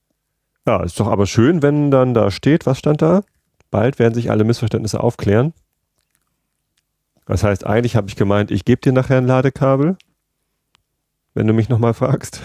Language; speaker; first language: German; native; German